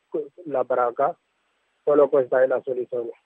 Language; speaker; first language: Italian; non-native, learner; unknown